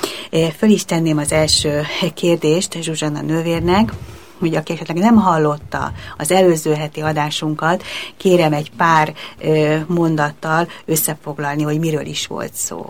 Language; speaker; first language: Hungarian; native; Hungarian